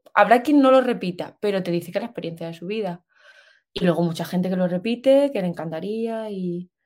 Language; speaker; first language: Spanish; native; Spanish